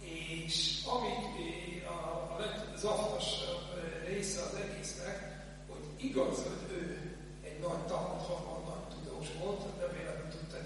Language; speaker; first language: Hungarian; non-native, fluent; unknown